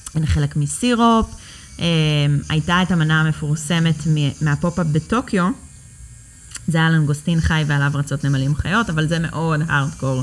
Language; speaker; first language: Hebrew; native; Hebrew